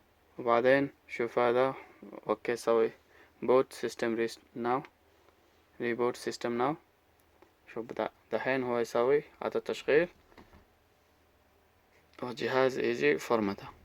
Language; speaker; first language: Arabic; non-native, learner; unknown